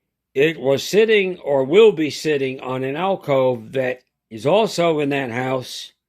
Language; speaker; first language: English; native; English